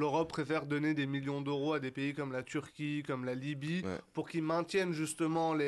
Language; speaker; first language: French; native; French